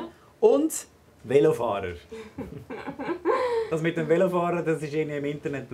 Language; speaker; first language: German; native; German